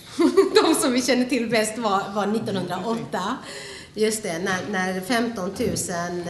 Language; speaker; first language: Swedish; early bilingual, other home language; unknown